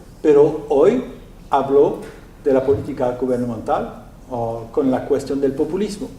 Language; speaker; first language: Spanish; non-native, learner; French